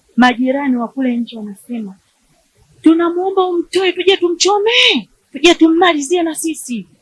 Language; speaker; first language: Swahili; native; Swahili